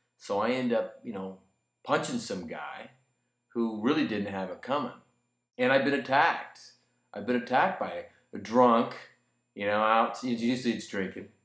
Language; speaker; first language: English; native; English